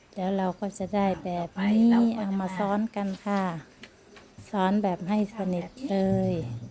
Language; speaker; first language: Thai; native; Thai